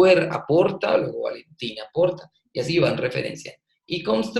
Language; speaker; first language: Spanish; native; Spanish